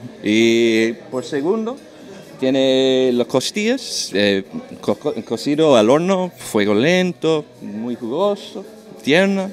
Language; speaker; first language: Spanish; non-native, learner; English